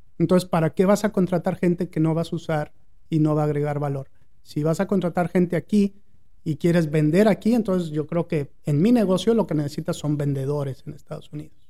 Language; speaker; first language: Spanish; native; Spanish